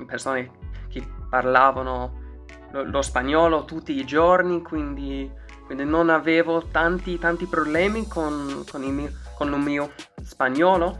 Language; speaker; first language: Italian; non-native, learner; English